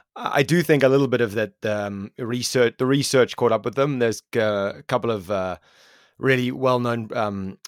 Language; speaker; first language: English; native; English